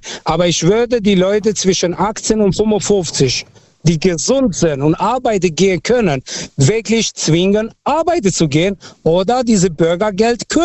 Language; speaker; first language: German; non-native, local second language; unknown